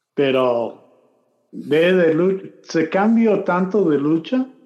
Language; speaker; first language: Spanish; non-native, learner; English